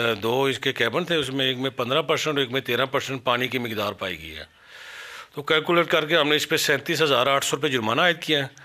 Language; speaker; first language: Urdu; native; Urdu